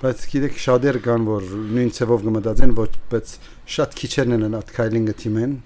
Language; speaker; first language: Armenian; early bilingual, heritage; Armenian